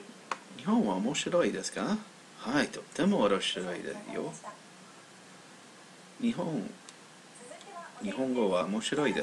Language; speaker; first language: Japanese; non-native, learner; English